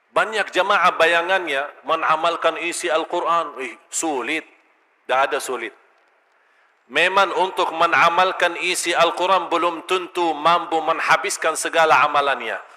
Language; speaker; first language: Malay; non-native, fluent; Arabic